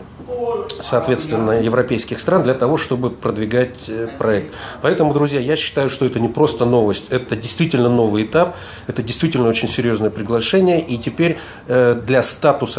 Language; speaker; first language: Russian; native; Russian